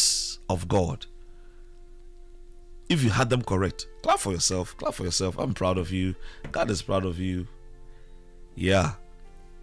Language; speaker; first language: English; non-native, local second language; Akan